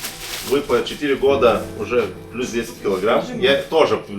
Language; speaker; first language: Russian; non-native, learner; Lithuanian